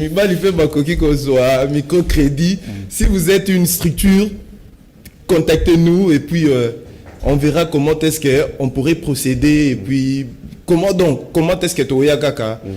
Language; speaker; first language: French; non-native, local second language; Lingala